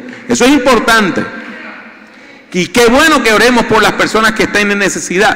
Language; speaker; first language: Spanish; native; Spanish